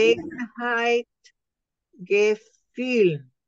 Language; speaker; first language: German; non-native, learner; Hebrew